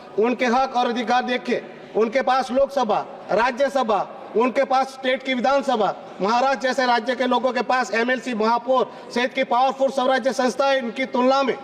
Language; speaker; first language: Hindi; non-native, local second language; Gujarati